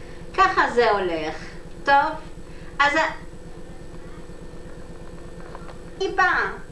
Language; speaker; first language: Hebrew; non-native, learner; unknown